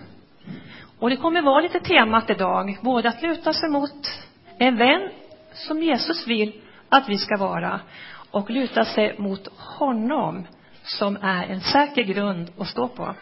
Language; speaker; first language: Swedish; native; Swedish